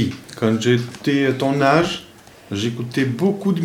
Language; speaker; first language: French; non-native, fluent; Portuguese